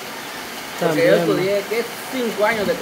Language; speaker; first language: Spanish; native; Spanish